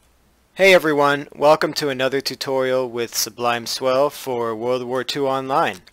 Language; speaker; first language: English; native; English